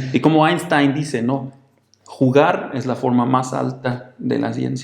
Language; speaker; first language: Spanish; non-native, fluent; German